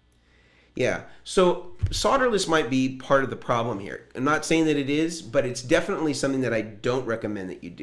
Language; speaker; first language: English; native; English